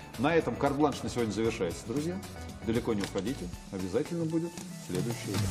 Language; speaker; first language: Russian; native; Russian